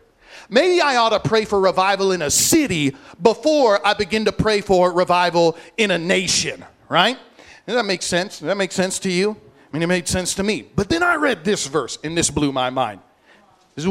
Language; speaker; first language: English; native; English